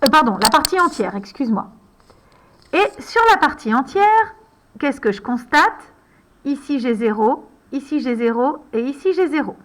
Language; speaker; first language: French; native; French